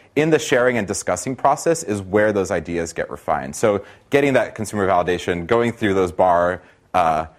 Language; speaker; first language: English; non-native, fluent; Portuguese